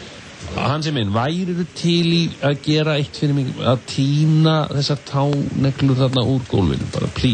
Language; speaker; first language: Icelandic; native; Icelandic